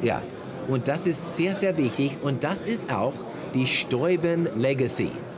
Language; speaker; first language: German; non-native, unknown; English